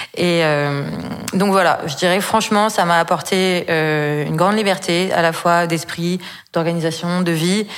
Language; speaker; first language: French; native; French